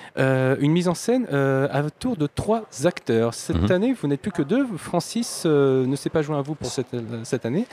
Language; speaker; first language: French; native; French